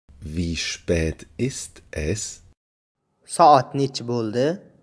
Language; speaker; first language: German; non-native, fluent; Uzbek